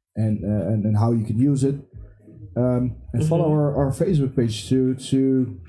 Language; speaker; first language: English; early bilingual, heritage; English